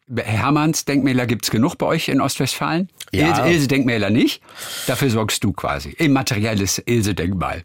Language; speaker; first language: German; native; German